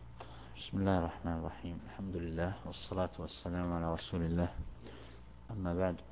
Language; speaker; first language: Arabic; native; Arabic